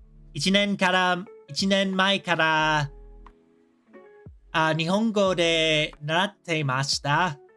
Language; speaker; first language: Japanese; non-native, learner; English